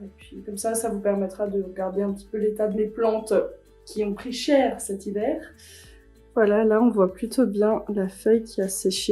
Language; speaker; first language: French; native; French